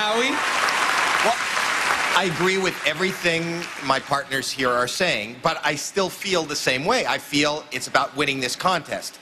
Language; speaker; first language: English; native; English